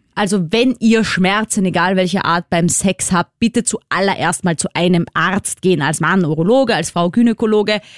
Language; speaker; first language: German; native; German